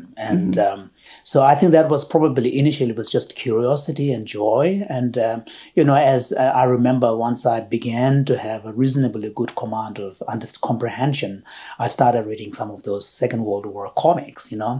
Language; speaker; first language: English; non-native, local second language; Tibetan